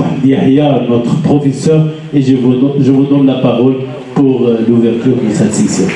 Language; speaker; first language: French; non-native, local second language; Arabic